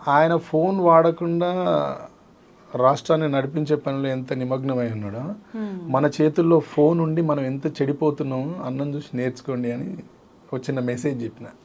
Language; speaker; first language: Telugu; native; Telugu